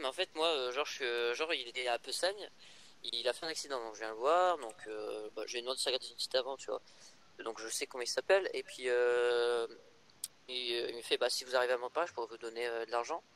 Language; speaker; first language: French; native; French